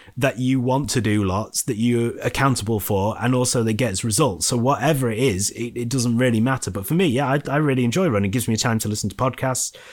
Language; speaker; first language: English; native; English